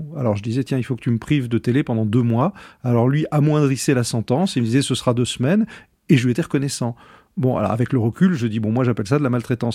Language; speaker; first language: French; native; French